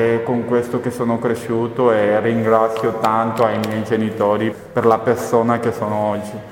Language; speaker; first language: Italian; non-native, fluent; Portuguese